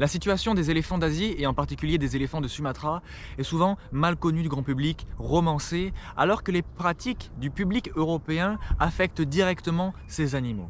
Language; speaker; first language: French; native; French